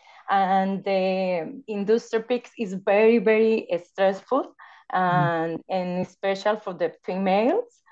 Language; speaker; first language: English; non-native, learner; Spanish